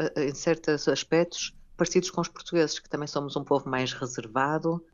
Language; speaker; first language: Portuguese; native; Portuguese